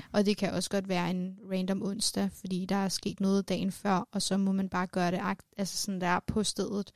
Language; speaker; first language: Danish; early bilingual, other home language; Persian